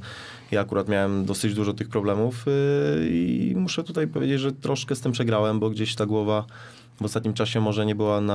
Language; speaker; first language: Polish; native; Polish